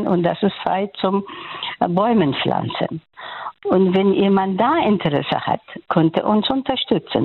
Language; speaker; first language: German; non-native, fluent; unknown